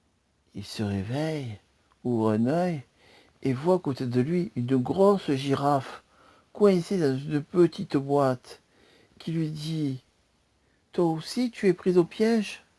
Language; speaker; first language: French; native; French